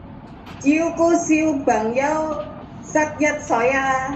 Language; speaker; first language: Cantonese; non-native, learner; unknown